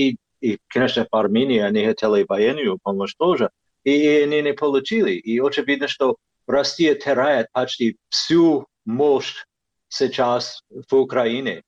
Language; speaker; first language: Russian; non-native, fluent; English